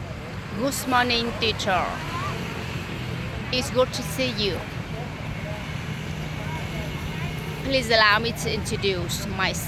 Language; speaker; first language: English; non-native, learner; Vietnamese